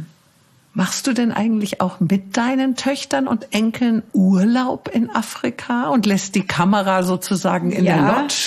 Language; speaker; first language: German; native; German